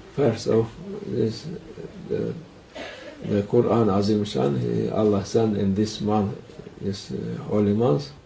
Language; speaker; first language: English; non-native, learner; Turkish